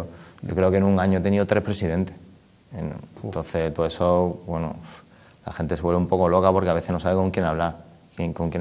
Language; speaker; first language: Spanish; native; Spanish